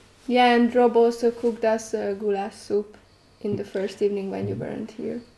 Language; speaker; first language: English; non-native, fluent; Hungarian